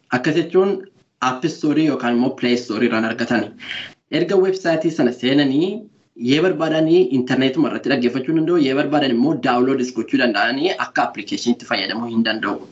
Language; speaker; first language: Oromo; early bilingual, other home language; Norwegian